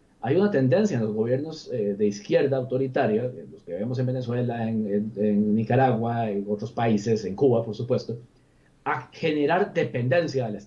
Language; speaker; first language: Spanish; native; Spanish